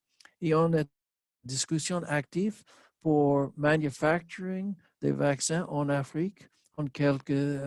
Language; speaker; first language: French; non-native, learner; English